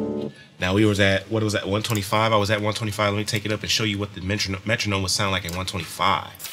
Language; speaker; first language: English; native; English